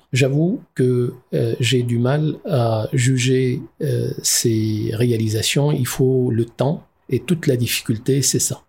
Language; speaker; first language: French; non-native, local second language; Arabic